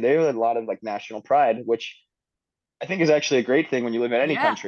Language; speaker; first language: English; native; English